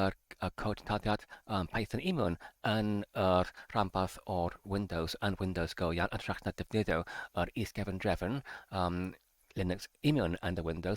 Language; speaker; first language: Welsh; non-native, learner; English